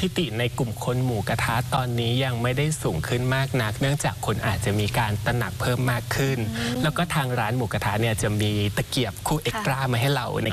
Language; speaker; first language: Thai; native; Thai